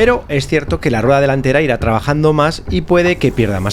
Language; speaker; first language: Spanish; native; Spanish